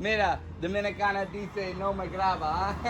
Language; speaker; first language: Spanish; non-native, learner; English